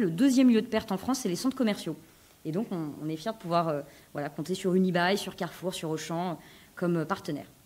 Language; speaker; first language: French; native; French